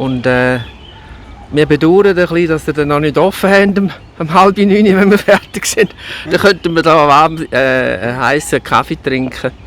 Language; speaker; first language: German; native; German